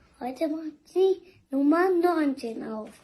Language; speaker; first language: German; early bilingual, other home language; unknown